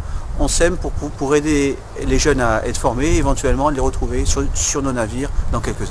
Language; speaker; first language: French; native; French